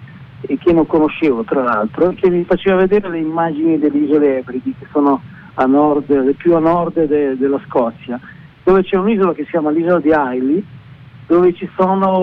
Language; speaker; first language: Italian; native; Italian